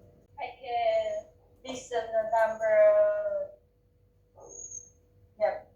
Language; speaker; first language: English; non-native, learner; Chinese